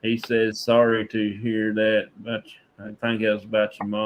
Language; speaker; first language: English; native; English